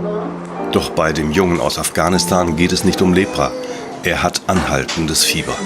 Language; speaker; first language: German; native; German